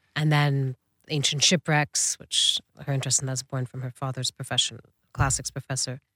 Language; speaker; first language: English; early bilingual, other home language; Dutch